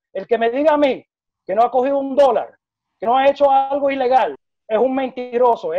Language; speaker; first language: Spanish; early bilingual, heritage; Spanish